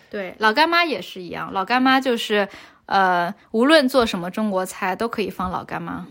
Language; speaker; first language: Chinese; native; Chinese